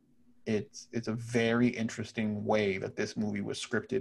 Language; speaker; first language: English; native; English